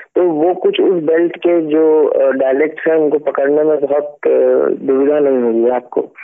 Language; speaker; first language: Hindi; native; Hindi